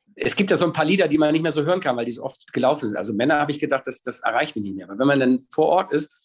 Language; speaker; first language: German; native; German